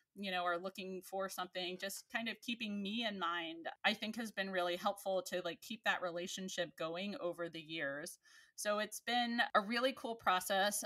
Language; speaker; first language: English; native; English